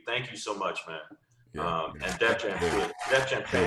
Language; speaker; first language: English; native; English